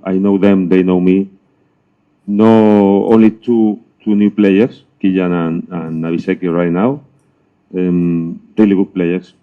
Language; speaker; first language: English; non-native, learner; Spanish